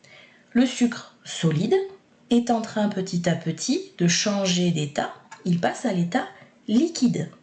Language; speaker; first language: French; native; French